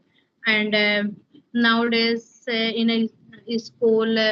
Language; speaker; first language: English; non-native, learner; Hindi